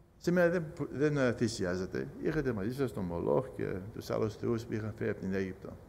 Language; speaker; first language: Greek; early bilingual, heritage; Greek